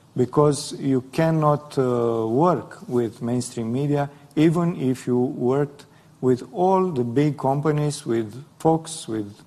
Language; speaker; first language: English; non-native, fluent; Romanian